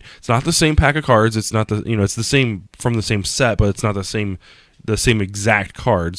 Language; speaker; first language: English; native; English